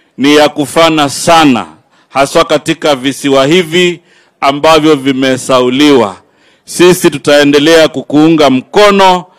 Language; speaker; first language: Swahili; native; Swahili